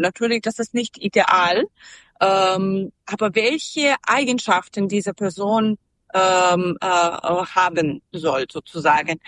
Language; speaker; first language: German; non-native, learner; Serbian